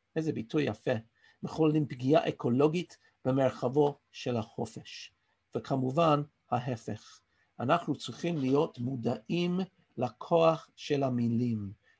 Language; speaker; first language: Hebrew; non-native, fluent; English